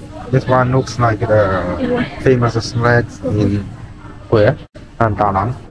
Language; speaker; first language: English; non-native, learner; Chinese